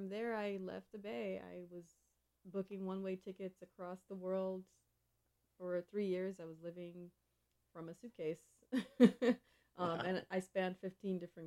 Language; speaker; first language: English; non-native, local second language; Igbo